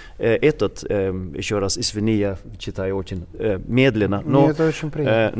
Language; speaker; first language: Russian; non-native, learner; Swedish